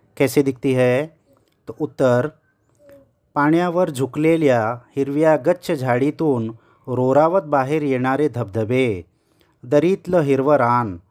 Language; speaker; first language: Hindi; native; Hindi